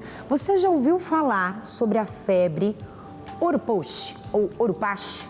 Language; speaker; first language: Portuguese; native; Portuguese